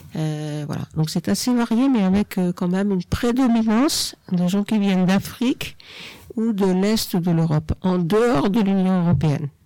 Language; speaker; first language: French; native; French